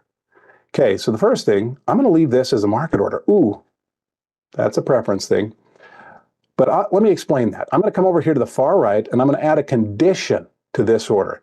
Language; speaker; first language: English; native; English